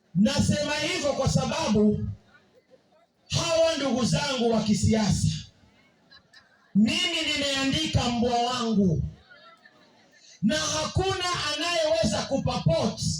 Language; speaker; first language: Swahili; non-native, local second language; Giryama